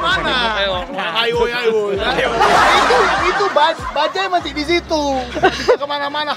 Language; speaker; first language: Indonesian; native; Indonesian